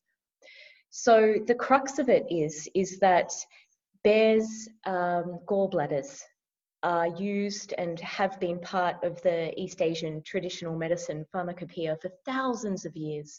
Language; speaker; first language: English; native; English